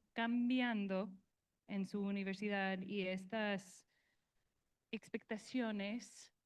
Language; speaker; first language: Spanish; non-native, learner; English